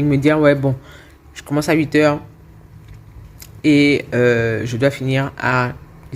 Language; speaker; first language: French; native; French